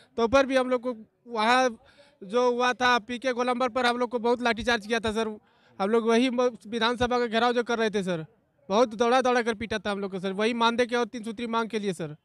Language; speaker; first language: Hindi; native; Hindi